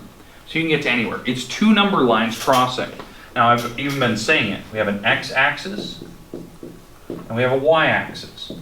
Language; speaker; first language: English; native; English